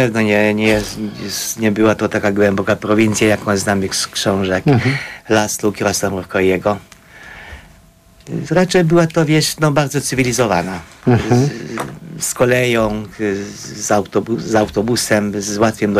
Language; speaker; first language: Polish; non-native, fluent; Hungarian